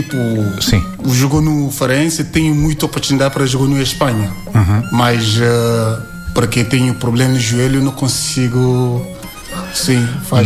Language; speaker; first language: Portuguese; non-native, learner; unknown